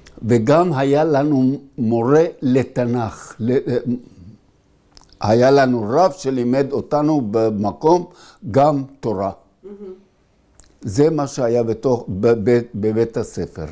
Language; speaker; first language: Hebrew; early bilingual, other home language; Arabic